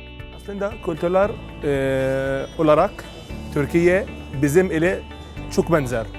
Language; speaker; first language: Turkish; non-native, fluent; Arabic